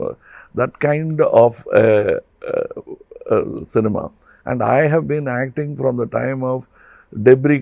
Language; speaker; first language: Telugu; non-native, local second language; Tamil